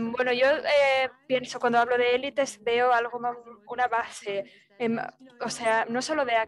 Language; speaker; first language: Spanish; non-native, fluent; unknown